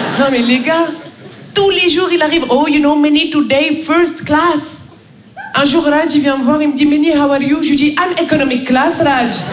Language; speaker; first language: French; native; French